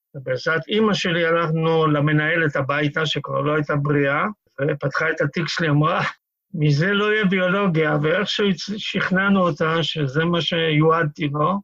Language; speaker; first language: Hebrew; native; Hebrew